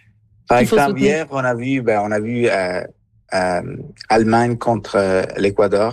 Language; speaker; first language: French; non-native, fluent; Spanish